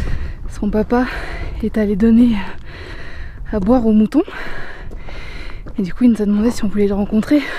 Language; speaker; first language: French; native; French